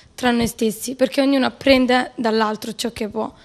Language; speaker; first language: Italian; native; Italian